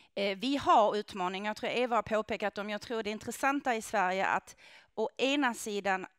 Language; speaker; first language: Swedish; non-native, fluent; German